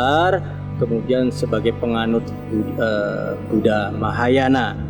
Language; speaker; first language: Malay; native; Malay